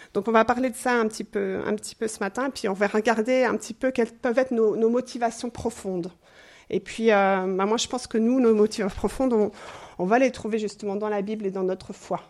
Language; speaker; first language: French; non-native, fluent; English